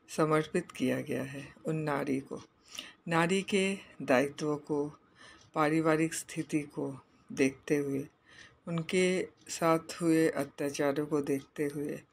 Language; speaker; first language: Hindi; non-native, local second language; Bangla